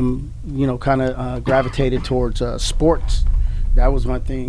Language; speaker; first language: English; native; English